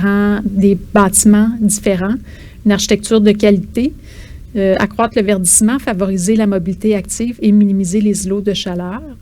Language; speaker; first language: French; native; French